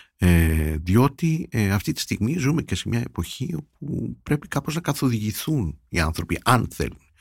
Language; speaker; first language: Greek; early bilingual, heritage; Greek